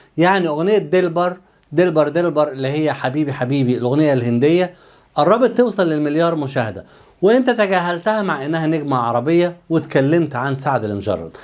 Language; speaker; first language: Arabic; native; Arabic